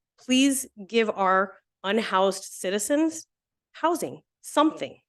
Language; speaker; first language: English; native; English